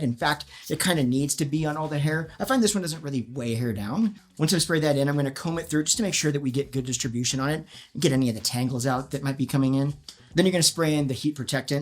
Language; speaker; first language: English; native; English